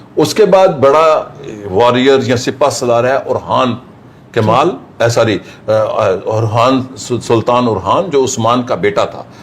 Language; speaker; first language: Urdu; non-native, local second language; Punjabi